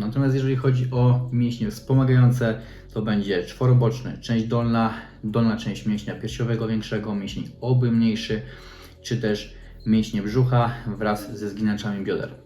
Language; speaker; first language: Polish; native; Polish